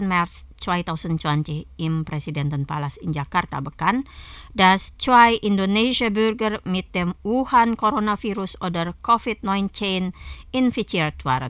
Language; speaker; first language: German; non-native, fluent; Indonesian